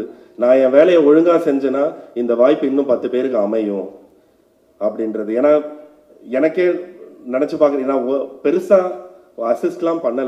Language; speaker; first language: Tamil; native; Tamil